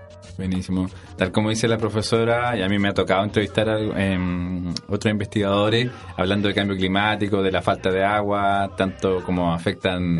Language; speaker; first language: Spanish; native; Spanish